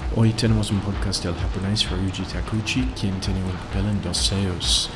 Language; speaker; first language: Spanish; native; Spanish